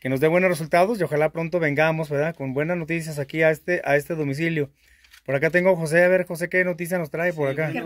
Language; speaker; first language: Spanish; native; Spanish